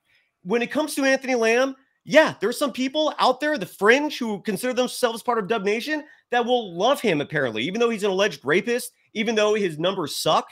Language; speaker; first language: English; native; English